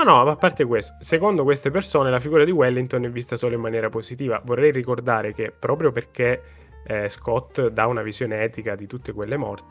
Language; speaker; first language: Italian; native; Italian